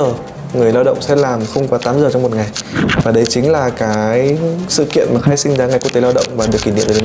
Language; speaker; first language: Vietnamese; native; Vietnamese